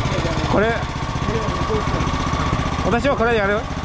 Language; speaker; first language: Japanese; non-native, learner; Chinese